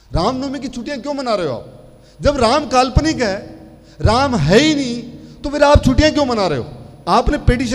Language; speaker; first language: Hindi; native; Hindi